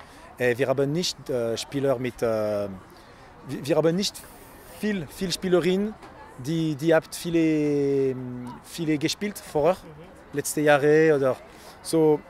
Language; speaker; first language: German; non-native, learner; French